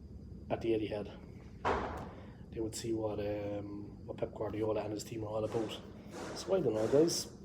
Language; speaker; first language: English; native; English